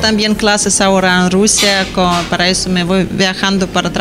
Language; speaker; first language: Spanish; non-native, learner; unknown